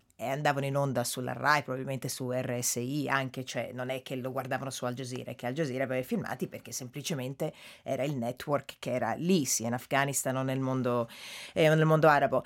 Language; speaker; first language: Italian; early bilingual, heritage; Italian